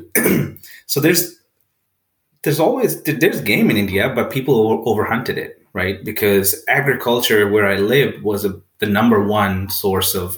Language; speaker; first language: English; non-native, local second language; Punjabi